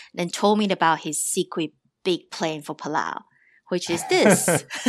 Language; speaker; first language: English; non-native, fluent; Chinese